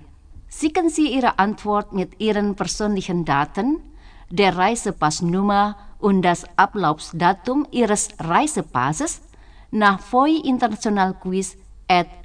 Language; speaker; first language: German; non-native, learner; Indonesian